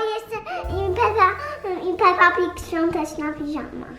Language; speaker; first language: Polish; early bilingual, heritage; Polish